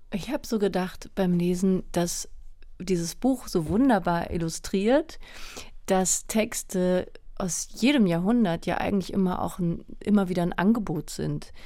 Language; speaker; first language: German; native; German